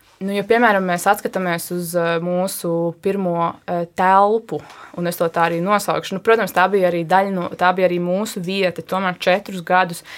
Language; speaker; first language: Latvian; native; Latvian